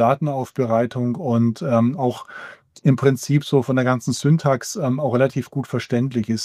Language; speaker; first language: German; native; German